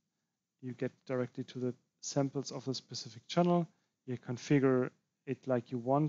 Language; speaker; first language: English; non-native, fluent; German